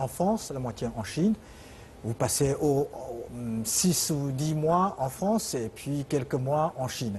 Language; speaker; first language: French; non-native, fluent; Chinese